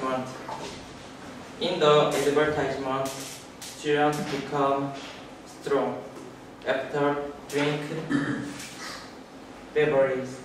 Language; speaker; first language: English; non-native, learner; Korean